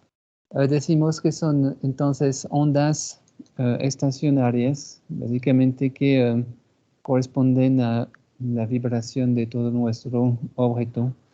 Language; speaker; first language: Spanish; non-native, fluent; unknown